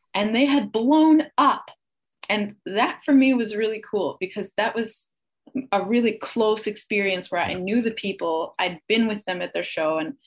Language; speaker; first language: English; native; English